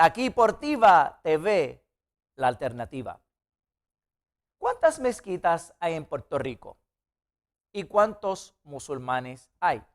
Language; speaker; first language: Spanish; non-native, fluent; Arabic